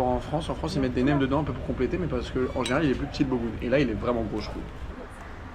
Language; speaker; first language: French; native; French